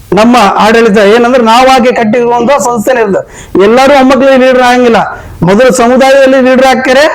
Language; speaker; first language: Kannada; non-native, local second language; Urdu